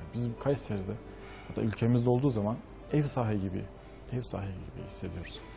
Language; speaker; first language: Turkish; native; Turkish